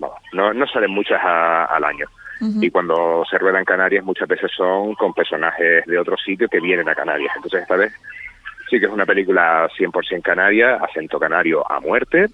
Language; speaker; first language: Spanish; native; Spanish